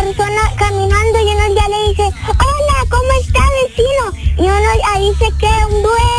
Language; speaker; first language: Spanish; early bilingual, heritage; Spanish